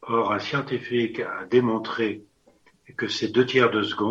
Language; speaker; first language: French; native; French